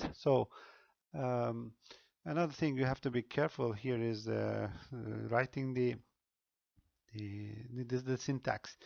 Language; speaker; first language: English; non-native, fluent; Turkish